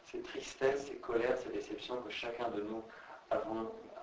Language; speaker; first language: French; native; French